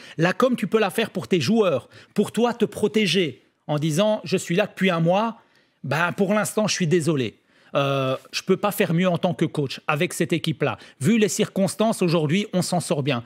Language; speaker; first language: French; native; French